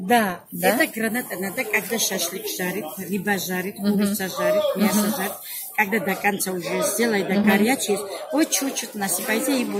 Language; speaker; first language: Russian; non-native, local second language; Georgian